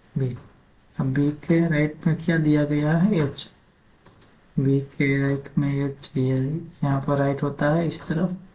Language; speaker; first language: Hindi; non-native, local second language; Gujarati